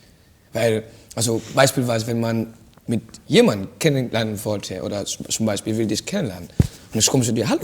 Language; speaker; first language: German; non-native, fluent; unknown